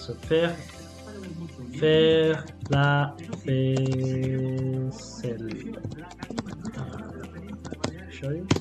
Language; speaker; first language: French; non-native, fluent; Spanish